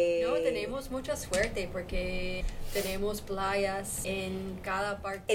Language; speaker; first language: Spanish; non-native, learner; English